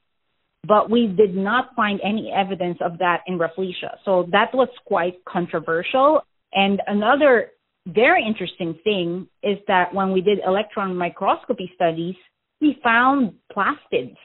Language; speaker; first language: English; non-native, local second language; Filipino